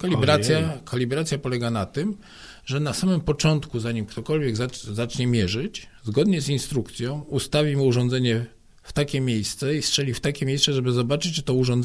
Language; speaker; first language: Polish; native; Polish